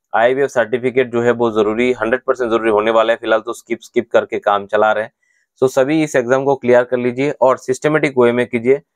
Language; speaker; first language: Hindi; non-native, local second language; Bangla